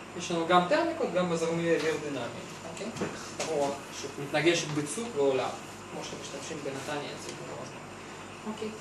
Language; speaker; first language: Hebrew; non-native, fluent; Russian